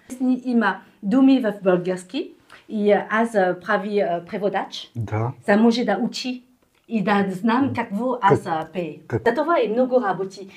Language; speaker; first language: Bulgarian; non-native, learner; French